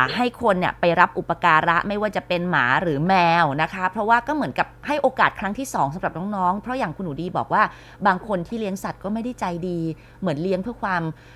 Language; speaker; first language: Thai; native; Thai